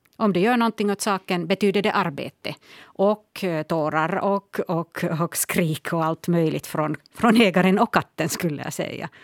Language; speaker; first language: Swedish; non-native, local second language; Finnish